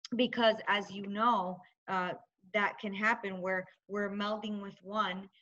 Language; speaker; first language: English; native; English